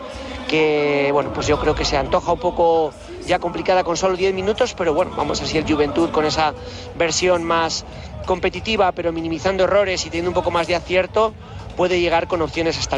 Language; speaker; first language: Spanish; native; Spanish